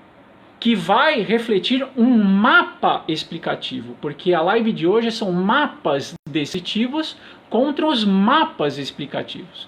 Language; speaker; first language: Portuguese; native; Portuguese